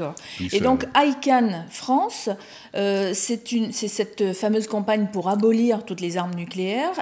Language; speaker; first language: French; native; French